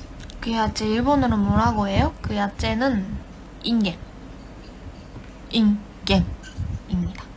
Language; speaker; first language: Korean; non-native, learner; Japanese